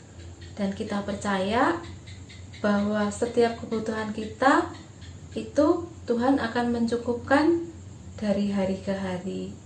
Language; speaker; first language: Indonesian; native; Indonesian